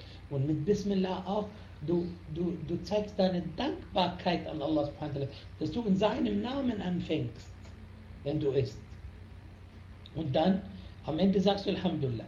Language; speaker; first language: German; non-native, fluent; Arabic